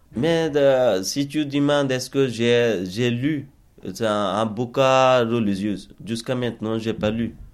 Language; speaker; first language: French; non-native, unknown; Bangla